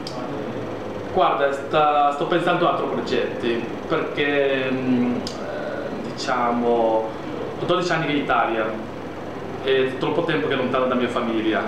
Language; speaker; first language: Italian; non-native, learner; Chinese